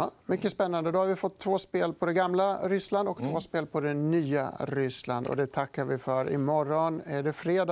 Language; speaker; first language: Swedish; native; Swedish